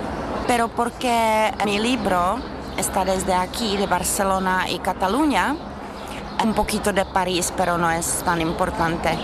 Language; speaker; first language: Spanish; non-native, fluent; Czech